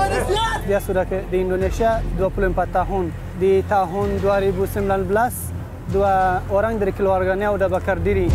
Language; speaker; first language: Indonesian; non-native, fluent; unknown